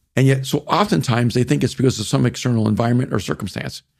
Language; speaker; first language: English; early bilingual, other home language; Spanish